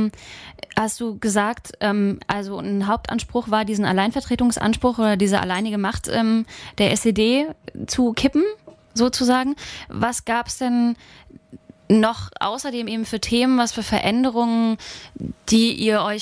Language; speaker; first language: German; native; German